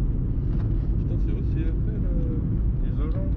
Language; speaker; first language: French; native; French